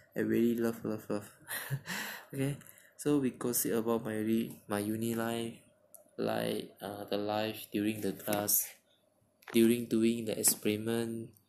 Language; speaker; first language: English; non-native, local second language; Chinese